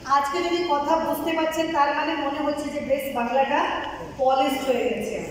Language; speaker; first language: Bangla; non-native, local second language; Hindi